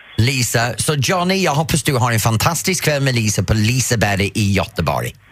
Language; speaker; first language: Swedish; non-native, fluent; English